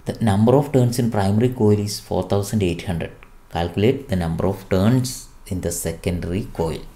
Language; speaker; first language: English; non-native, local second language; Malayalam